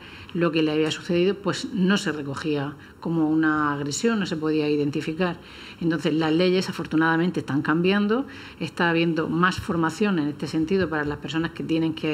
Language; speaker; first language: Spanish; native; Spanish